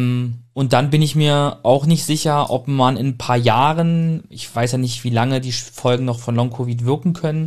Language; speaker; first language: German; native; German